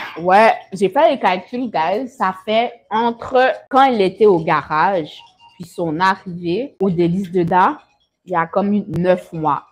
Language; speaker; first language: French; early bilingual, other home language; Haitian Creole